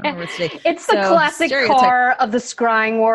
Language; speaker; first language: English; native; English